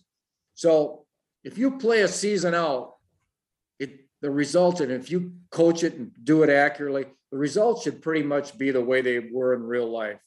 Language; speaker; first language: English; native; English